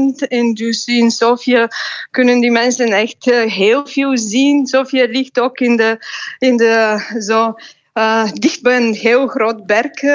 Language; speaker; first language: Dutch; non-native, fluent; Bulgarian